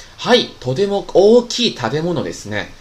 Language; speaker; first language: Japanese; non-native, fluent; Chinese